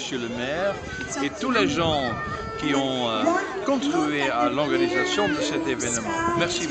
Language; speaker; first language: French; non-native, fluent; Dutch